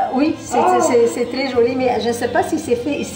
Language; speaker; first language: French; non-native, local second language; Arabic